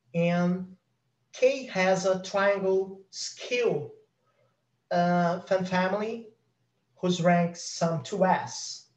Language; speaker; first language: English; non-native, fluent; Portuguese